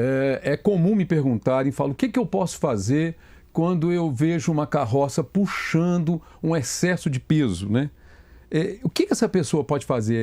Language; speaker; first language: Portuguese; native; Portuguese